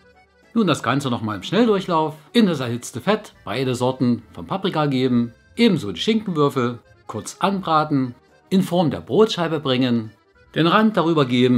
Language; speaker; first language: German; native; German